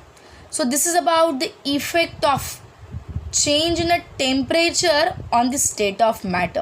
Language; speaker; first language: English; non-native, local second language; Hindi